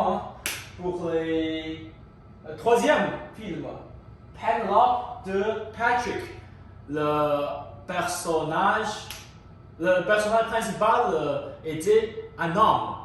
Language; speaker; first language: French; non-native, learner; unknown